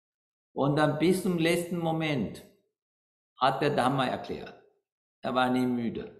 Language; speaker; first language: German; non-native, learner; Sinhala